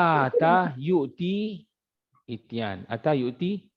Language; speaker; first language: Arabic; non-native, fluent; Malay